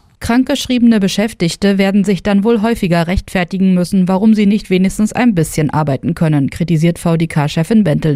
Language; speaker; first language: German; native; German